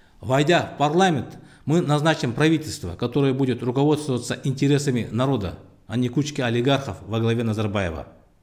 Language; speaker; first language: Russian; non-native, local second language; Kazakh